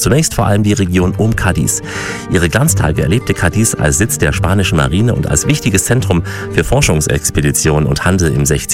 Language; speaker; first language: German; native; German